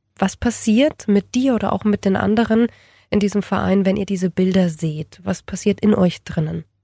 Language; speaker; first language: German; native; German